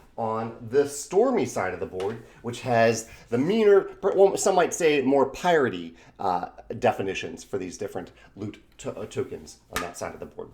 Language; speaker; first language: English; native; English